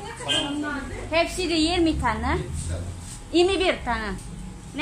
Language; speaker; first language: Turkish; non-native, learner; Indonesian